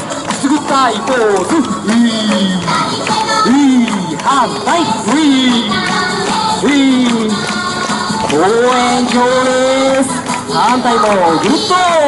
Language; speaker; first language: Japanese; native; Japanese